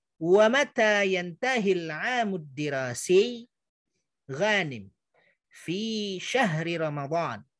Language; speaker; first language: Arabic; non-native, fluent; Indonesian